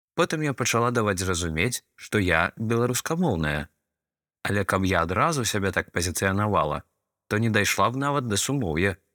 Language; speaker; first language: Belarusian; non-native, local second language; Russian